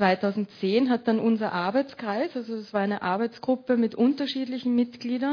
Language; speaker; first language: German; native; German